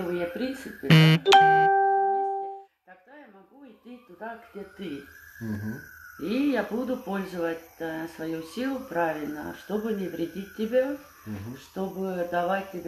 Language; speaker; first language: Russian; non-native, fluent; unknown